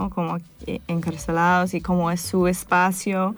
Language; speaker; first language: Spanish; non-native, fluent; English